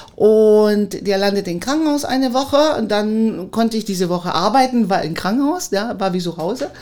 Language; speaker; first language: German; non-native, fluent; Spanish